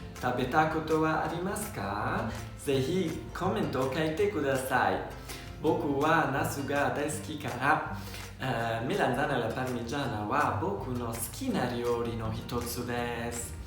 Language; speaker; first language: Japanese; non-native, learner; Italian